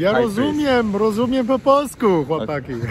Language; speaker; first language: Polish; early bilingual, heritage; German